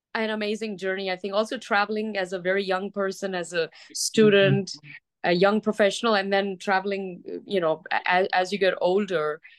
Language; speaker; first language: English; early bilingual, other home language; Arabic